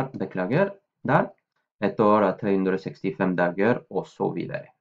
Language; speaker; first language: Norwegian; non-native, fluent; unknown